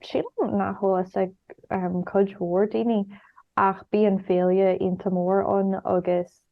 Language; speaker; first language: Irish; non-native, local second language; English